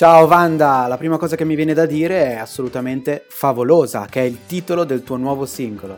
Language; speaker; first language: Italian; native; Italian